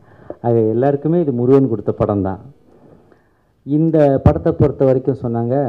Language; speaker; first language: Tamil; native; Tamil